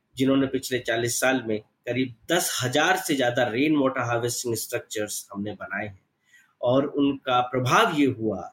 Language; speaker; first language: Hindi; native; Hindi